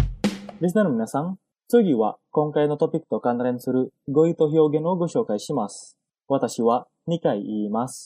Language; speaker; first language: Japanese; non-native, fluent; Indonesian